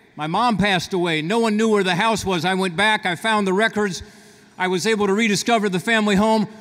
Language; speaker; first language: English; native; English